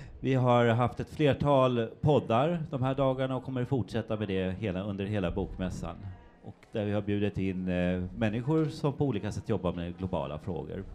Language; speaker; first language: Swedish; native; Swedish